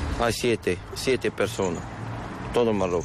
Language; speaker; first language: Spanish; non-native, learner; Arabic